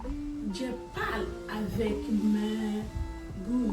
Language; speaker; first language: French; non-native, learner; Igbo